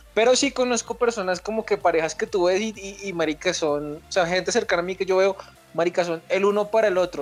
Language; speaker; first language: Spanish; native; Spanish